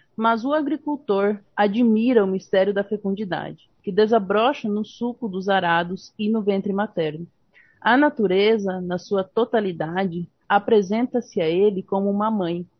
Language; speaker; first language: Portuguese; non-native, fluent; Spanish